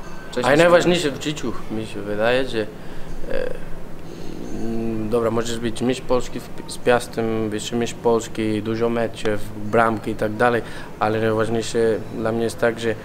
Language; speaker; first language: Polish; non-native, learner; Spanish